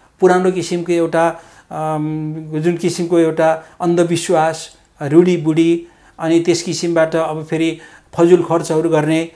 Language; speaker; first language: Nepali; non-native, local second language; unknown